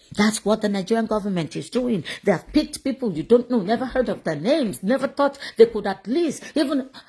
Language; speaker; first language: English; non-native, local second language; Yoruba